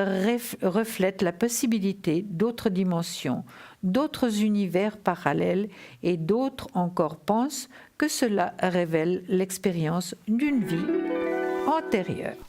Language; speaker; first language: French; native; French